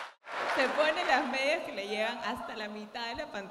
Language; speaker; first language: Spanish; native; Spanish